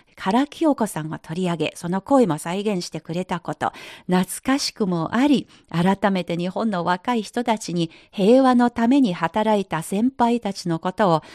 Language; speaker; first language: Japanese; non-native, fluent; Chinese